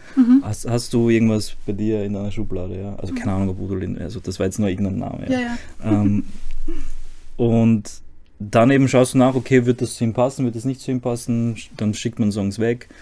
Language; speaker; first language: German; early bilingual, other home language; Croatian